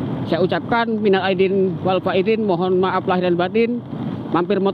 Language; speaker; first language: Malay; non-native, local second language; Javanese